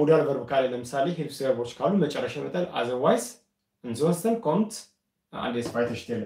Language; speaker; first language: German; non-native, fluent; Amharic